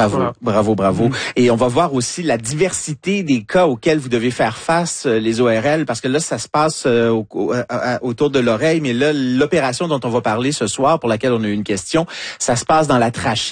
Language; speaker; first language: French; native; French